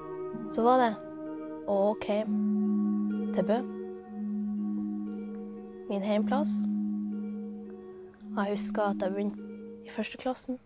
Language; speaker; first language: Norwegian; early bilingual, other home language; Somali